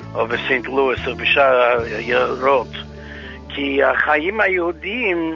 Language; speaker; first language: Hebrew; non-native, fluent; English